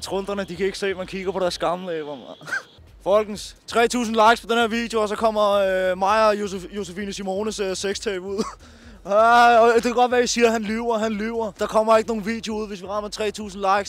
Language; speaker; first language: Danish; native; Danish